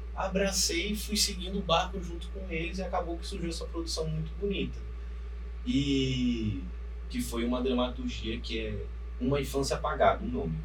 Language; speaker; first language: Portuguese; native; Portuguese